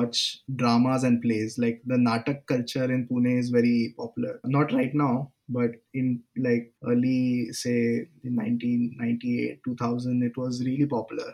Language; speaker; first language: English; non-native, local second language; Marathi